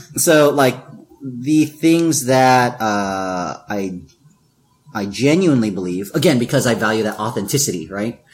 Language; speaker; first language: English; early bilingual, other home language; Filipino